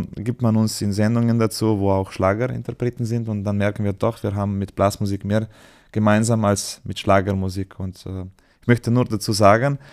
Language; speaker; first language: German; non-native, fluent; Slovenian